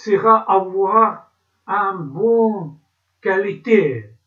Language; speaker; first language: French; non-native, learner; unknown